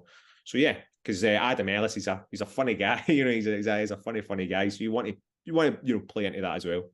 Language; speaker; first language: English; native; English